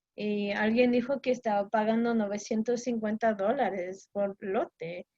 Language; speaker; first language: Spanish; non-native, fluent; English